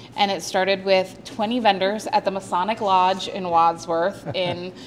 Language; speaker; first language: English; native; English